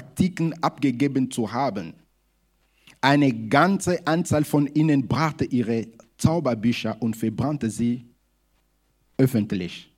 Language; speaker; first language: German; non-native, fluent; Lingala